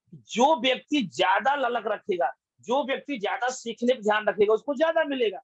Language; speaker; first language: Hindi; native; Hindi